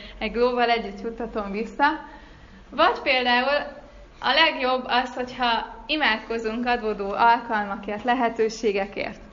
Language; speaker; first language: Hungarian; native; Hungarian